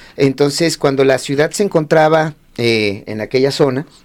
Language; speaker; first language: Spanish; native; Spanish